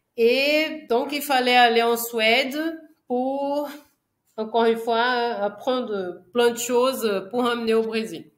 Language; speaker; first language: French; non-native, fluent; Portuguese